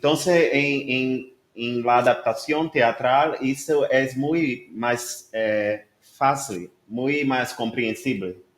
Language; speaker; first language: Spanish; non-native, learner; Portuguese